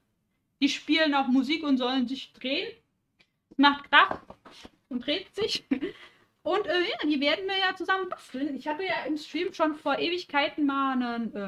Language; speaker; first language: German; native; German